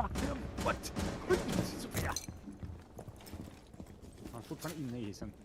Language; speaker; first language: Swedish; native; Swedish